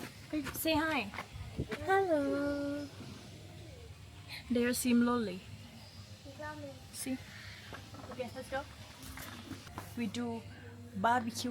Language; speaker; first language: English; non-native, learner; Thai